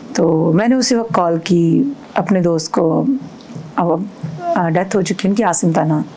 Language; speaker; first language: Urdu; non-native, local second language; Punjabi